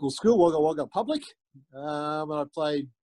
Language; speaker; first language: English; native; English